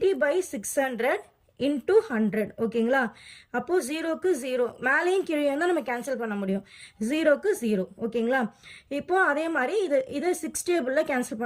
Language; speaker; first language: Tamil; native; Tamil